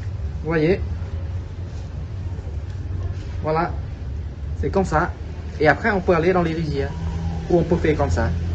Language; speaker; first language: French; non-native, fluent; Khmer